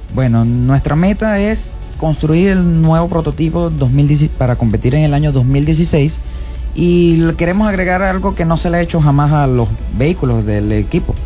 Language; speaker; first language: Spanish; native; Spanish